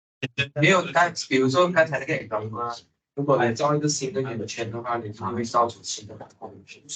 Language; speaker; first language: Chinese; native; Chinese